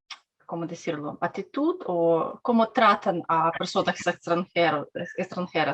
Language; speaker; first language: Spanish; non-native, learner; Russian